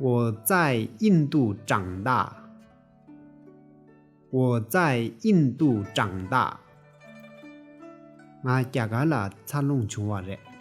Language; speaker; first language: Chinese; non-native, fluent; Tibetan